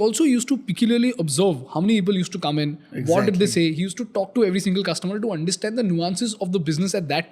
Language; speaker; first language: English; non-native, local second language; Hindi